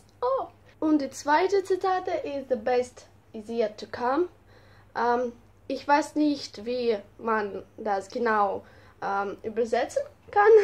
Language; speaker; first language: German; non-native, learner; Russian